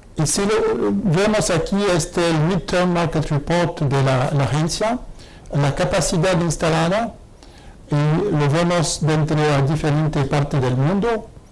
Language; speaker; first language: Spanish; non-native, fluent; Arabic